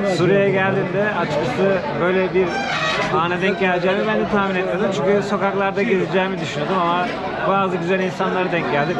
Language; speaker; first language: Turkish; native; Turkish